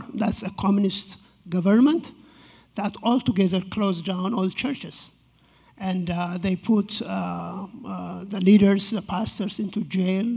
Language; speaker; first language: English; non-native, fluent; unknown